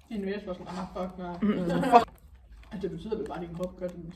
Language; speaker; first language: Danish; native; Danish